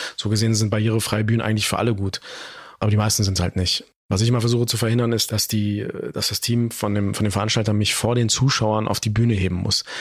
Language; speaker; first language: German; early bilingual, other home language; Turkish